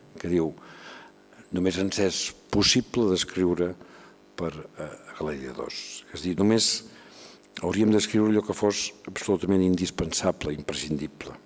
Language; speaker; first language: Catalan; native; Catalan